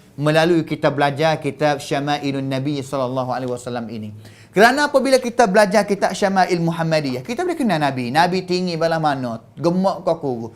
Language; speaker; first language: Malay; native; Malay